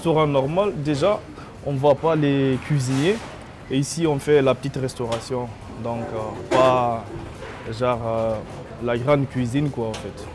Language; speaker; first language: French; native; French